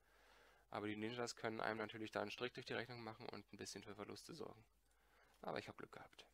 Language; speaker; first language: German; native; German